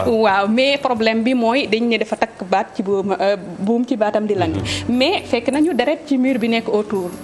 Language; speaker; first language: Wolof; non-native, local second language; Serer